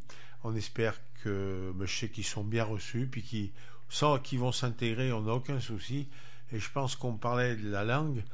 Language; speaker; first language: French; native; French